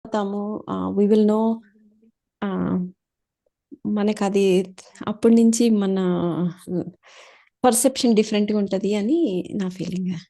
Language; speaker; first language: Telugu; native; Telugu